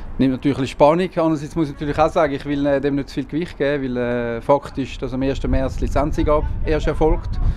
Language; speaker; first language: German; native; German